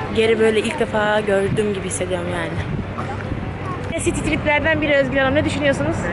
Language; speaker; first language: Turkish; early bilingual, heritage; Turkish